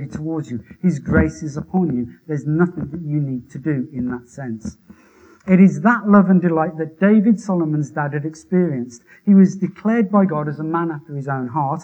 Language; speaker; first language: English; native; English